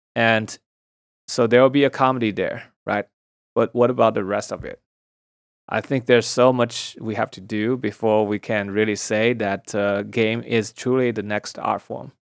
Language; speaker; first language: English; non-native, fluent; Chinese